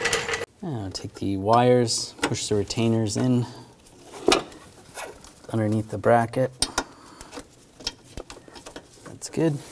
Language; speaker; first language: English; native; English